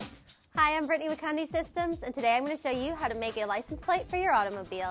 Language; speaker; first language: English; native; English